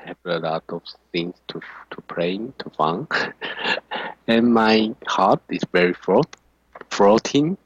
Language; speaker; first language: English; non-native, learner; Chinese